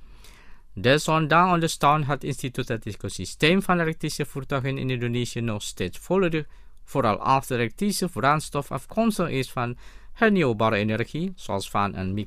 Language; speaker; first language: Dutch; non-native, fluent; Indonesian